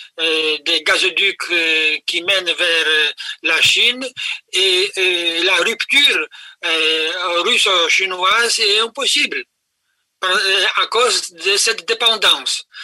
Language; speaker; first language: French; non-native, fluent; Polish